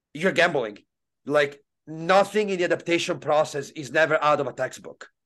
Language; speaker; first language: English; non-native, fluent; Italian